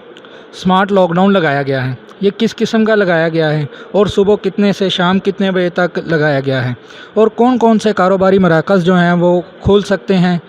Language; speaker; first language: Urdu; non-native, local second language; Punjabi